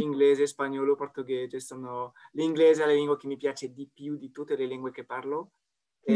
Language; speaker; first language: Italian; non-native, fluent; French